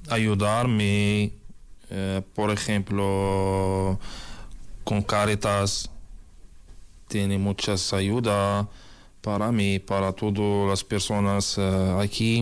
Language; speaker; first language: Spanish; non-native, learner; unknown